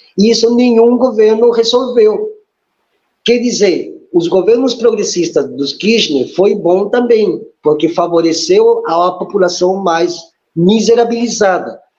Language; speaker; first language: Portuguese; non-native, fluent; Spanish